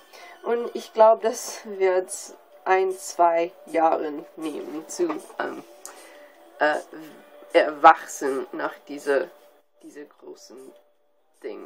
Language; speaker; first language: German; non-native, learner; English